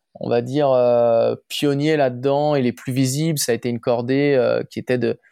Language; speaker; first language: French; native; French